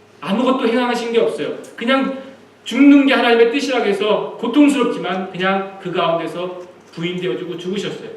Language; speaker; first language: Korean; native; Korean